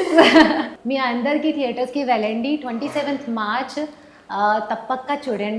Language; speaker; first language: Telugu; non-native, learner; Hindi